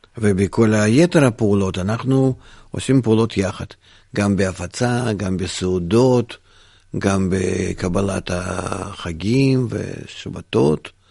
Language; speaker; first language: Hebrew; non-native, fluent; Russian